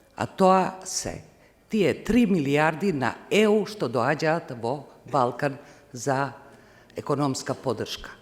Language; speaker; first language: Macedonian; non-native, fluent; Albanian